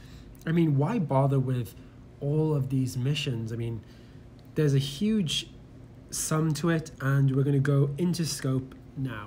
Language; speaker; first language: English; native; English